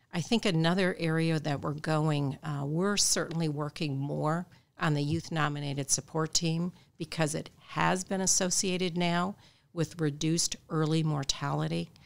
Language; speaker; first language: English; native; English